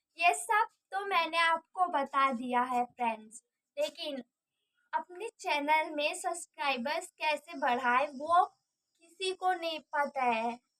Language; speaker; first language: Hindi; native; Hindi